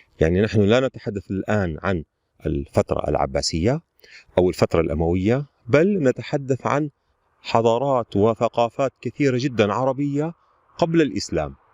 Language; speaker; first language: Arabic; native; Arabic